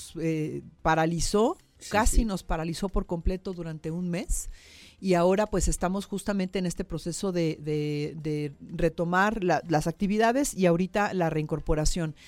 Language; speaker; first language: Spanish; native; Spanish